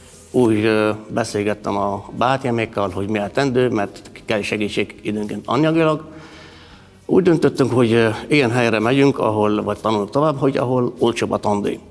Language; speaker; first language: Hungarian; non-native, fluent; Arabic